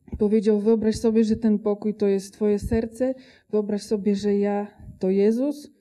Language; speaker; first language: Polish; non-native, fluent; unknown